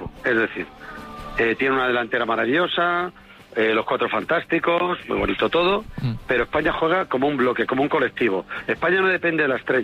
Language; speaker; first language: Spanish; native; Spanish